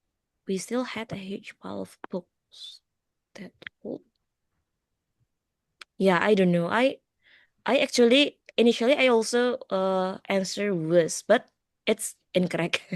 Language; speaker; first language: English; non-native, learner; Indonesian